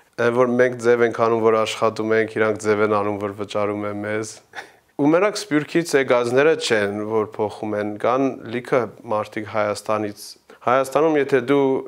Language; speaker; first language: Armenian; early bilingual, heritage; Armenian